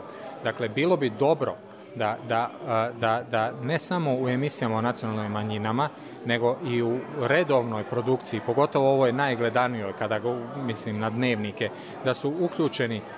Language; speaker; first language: Croatian; native; Croatian